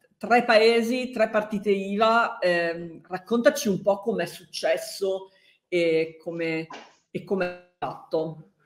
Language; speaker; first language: Italian; native; Italian